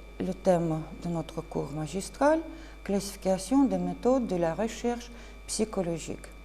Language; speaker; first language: French; non-native, fluent; Russian